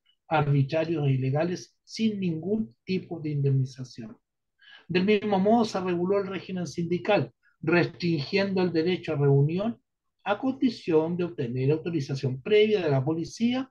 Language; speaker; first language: Spanish; native; Spanish